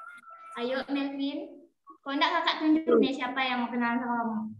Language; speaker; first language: Indonesian; native; Indonesian